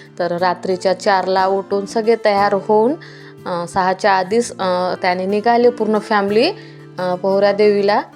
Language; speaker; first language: Marathi; non-native, local second language; Lambadi